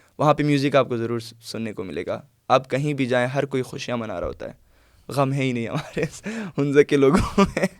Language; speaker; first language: Urdu; non-native, local second language; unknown